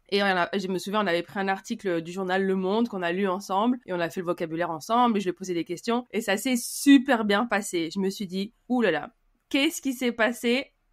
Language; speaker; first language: French; native; French